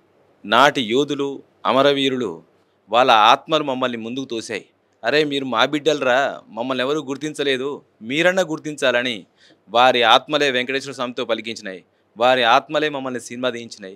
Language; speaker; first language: Telugu; native; Telugu